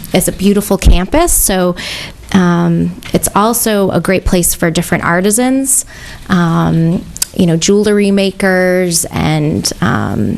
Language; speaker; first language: English; native; English